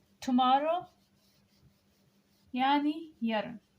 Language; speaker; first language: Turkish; non-native, fluent; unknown